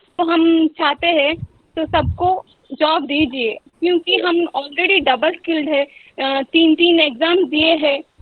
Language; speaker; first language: Hindi; non-native, local second language; Kannada